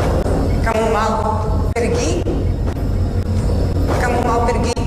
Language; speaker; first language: Indonesian; non-native, learner; English